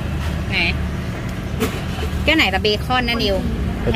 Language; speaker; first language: Vietnamese; early bilingual, heritage; Vietnamese